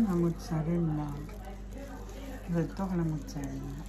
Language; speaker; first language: French; non-native, fluent; Arabic